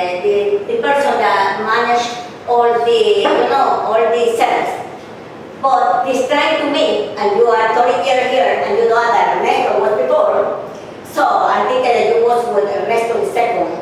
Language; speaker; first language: English; non-native, learner; Spanish